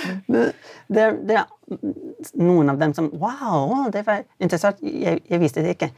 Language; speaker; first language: Swedish; non-native, fluent; English